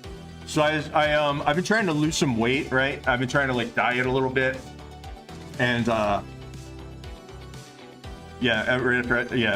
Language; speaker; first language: English; native; English